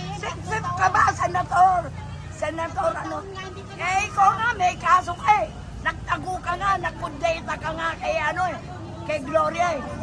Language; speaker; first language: Filipino; non-native, local second language; Iloko